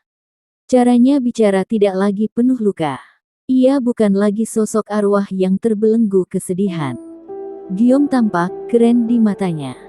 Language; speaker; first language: Indonesian; native; Indonesian